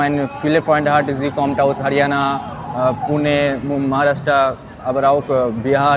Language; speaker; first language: German; non-native, learner; Bangla